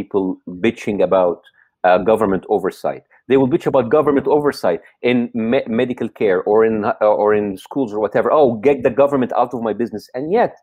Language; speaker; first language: English; non-native, fluent; Arabic